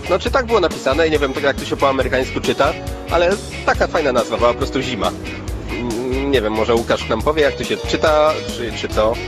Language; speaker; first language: Polish; native; Polish